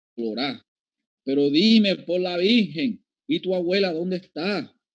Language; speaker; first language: Spanish; native; Spanish